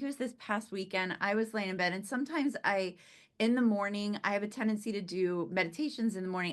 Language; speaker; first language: English; native; English